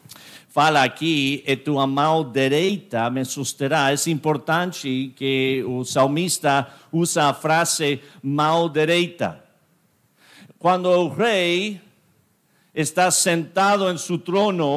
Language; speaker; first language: Portuguese; non-native, fluent; English